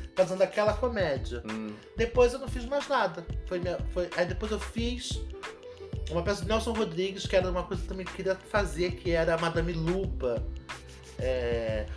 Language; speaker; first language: Portuguese; native; Portuguese